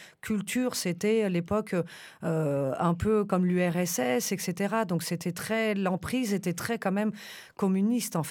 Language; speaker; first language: French; early bilingual, other home language; Romanian